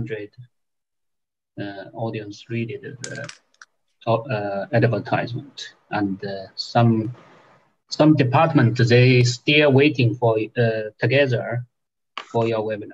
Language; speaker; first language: English; non-native, fluent; Chinese